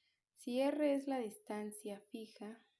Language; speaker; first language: Spanish; native; Spanish